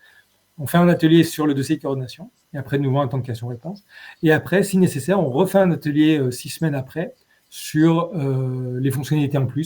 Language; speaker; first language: French; native; French